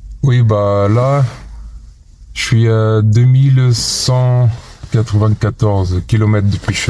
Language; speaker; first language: French; non-native, fluent; Portuguese